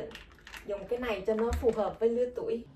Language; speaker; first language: Vietnamese; native; Vietnamese